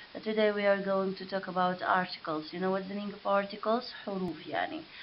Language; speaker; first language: English; non-native, fluent; Arabic